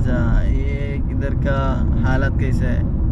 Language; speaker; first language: Hindi; non-native, local second language; Malayalam